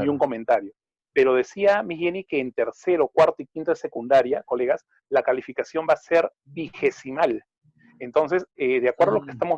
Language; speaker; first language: Spanish; native; Spanish